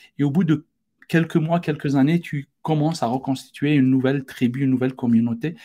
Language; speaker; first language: French; non-native, local second language; Arabic